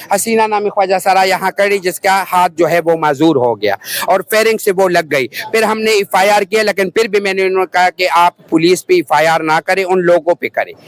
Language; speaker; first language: Urdu; non-native, local second language; Pashto